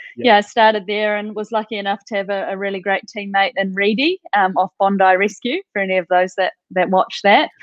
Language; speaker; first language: English; native; English